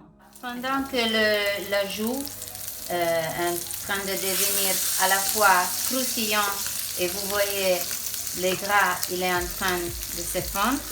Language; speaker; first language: French; non-native, fluent; Italian